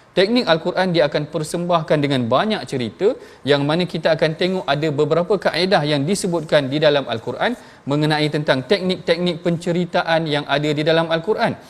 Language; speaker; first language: Malay; native; Malay